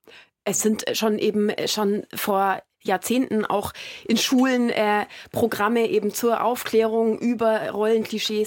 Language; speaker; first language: German; native; German